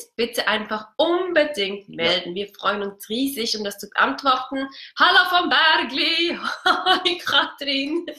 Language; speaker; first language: German; native; German